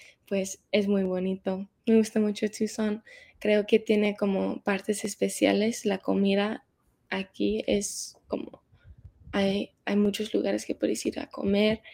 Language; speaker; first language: Spanish; early bilingual, heritage; Spanish